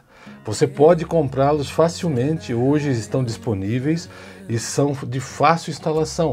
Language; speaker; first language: Portuguese; native; Portuguese